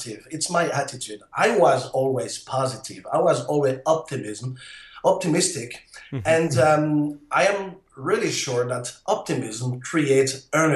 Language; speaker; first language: English; non-native, fluent; French